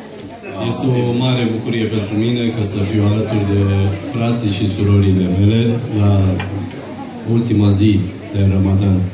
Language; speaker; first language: Romanian; non-native, fluent; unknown